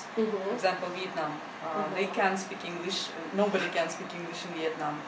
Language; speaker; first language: English; non-native, learner; Russian